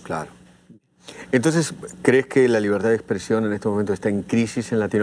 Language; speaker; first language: Spanish; native; Spanish